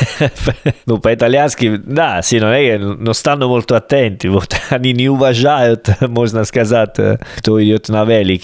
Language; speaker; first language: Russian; non-native, learner; Italian